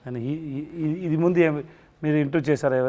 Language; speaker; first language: Telugu; non-native, local second language; Tamil